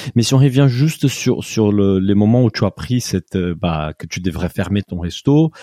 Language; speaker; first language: French; non-native, fluent; Portuguese